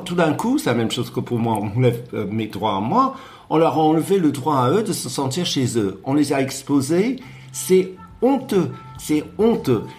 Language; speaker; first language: French; non-native, fluent; English